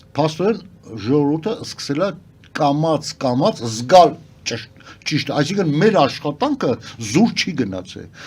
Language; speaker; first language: Armenian; native; Armenian